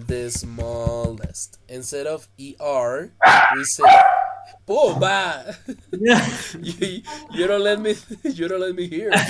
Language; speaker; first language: English; non-native, fluent; Spanish